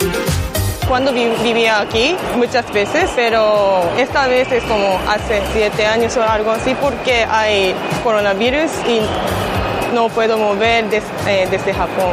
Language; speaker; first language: Spanish; non-native, learner; Japanese